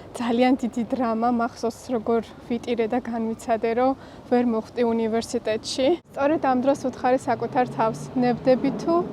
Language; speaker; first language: Georgian; native; Georgian